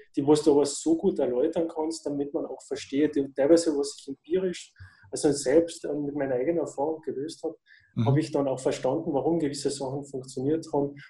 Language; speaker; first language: German; native; German